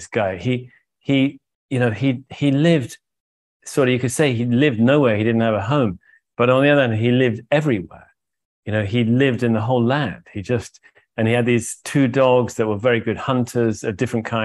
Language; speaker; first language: English; native; English